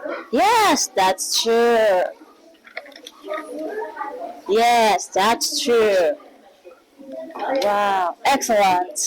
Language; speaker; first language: English; non-native, learner; Mongolian